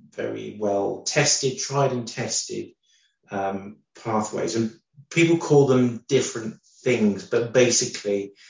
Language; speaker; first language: English; native; English